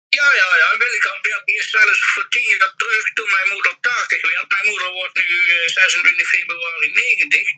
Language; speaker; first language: Dutch; native; Dutch